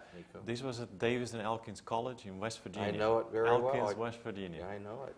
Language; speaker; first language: English; non-native, fluent; Dutch